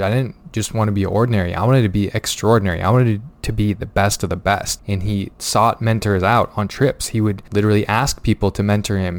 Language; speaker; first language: English; native; English